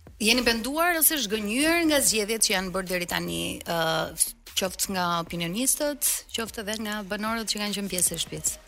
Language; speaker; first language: Albanian; native; Albanian